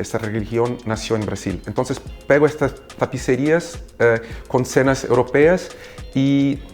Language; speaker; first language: Spanish; non-native, fluent; Portuguese